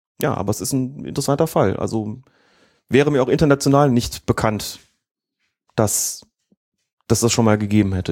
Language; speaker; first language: German; native; German